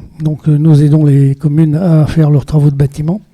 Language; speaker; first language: French; native; French